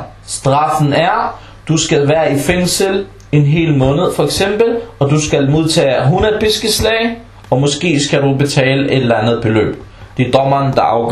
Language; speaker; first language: Danish; early bilingual, other home language; Arabic